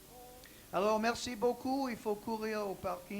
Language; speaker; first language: French; non-native, learner; English